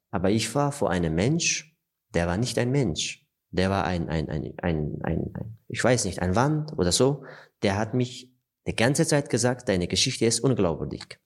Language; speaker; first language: German; non-native, fluent; Persian